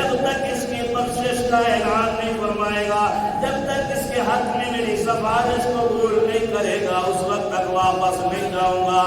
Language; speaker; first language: Urdu; native; Urdu